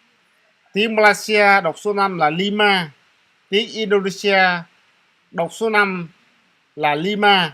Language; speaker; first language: Vietnamese; non-native, local second language; Jarai